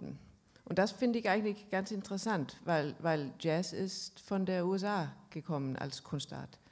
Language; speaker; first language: German; non-native, fluent; Danish